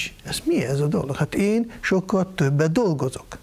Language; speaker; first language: Hungarian; non-native, fluent; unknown